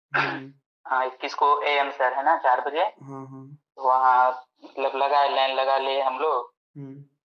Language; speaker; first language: Hindi; native; Hindi